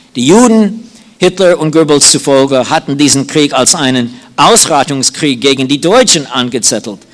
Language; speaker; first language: German; non-native, fluent; English